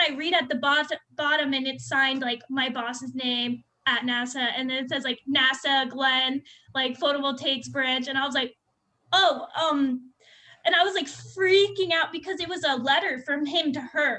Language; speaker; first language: English; native; English